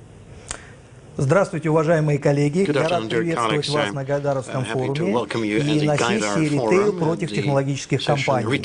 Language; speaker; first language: Russian; native; Russian